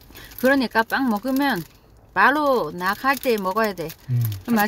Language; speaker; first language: Korean; non-native, learner; Vietnamese